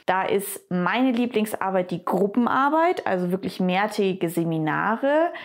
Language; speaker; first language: German; native; German